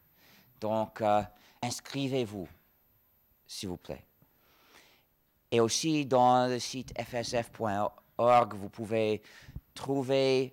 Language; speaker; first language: French; non-native, fluent; English